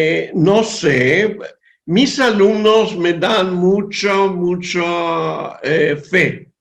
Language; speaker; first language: Spanish; non-native, fluent; Hebrew